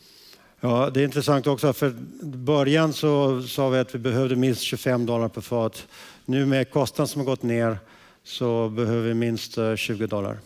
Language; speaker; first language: Swedish; early bilingual, heritage; Swedish